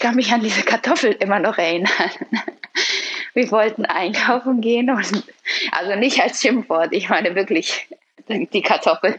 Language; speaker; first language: German; early bilingual, other home language; Persian